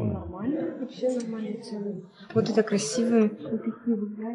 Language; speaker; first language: Russian; native; Russian